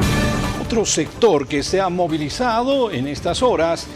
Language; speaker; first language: Spanish; native; Spanish